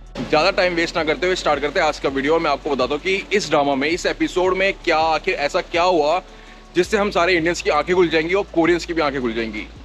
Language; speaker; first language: Hindi; native; Hindi